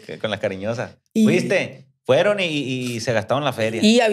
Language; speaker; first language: Spanish; native; Spanish